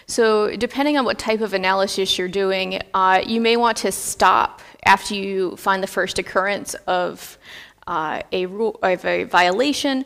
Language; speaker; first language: English; native; English